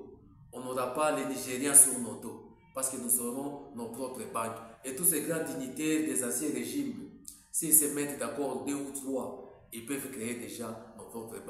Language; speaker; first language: French; non-native, local second language; Swahili